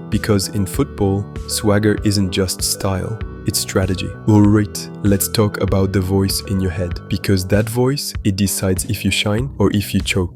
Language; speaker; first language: English; native; English